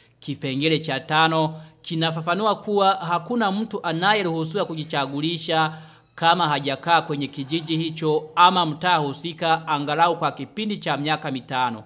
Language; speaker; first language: Swahili; non-native, local second language; Rundi